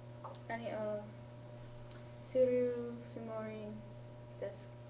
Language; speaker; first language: Japanese; non-native, learner; English